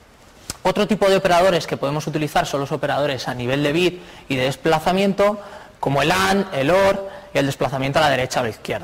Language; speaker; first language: Spanish; native; Spanish